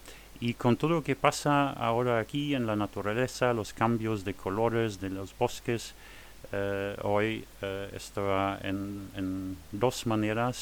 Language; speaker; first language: Spanish; non-native, fluent; German